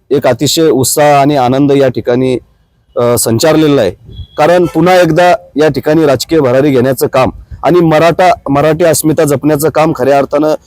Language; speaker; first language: Marathi; native; Marathi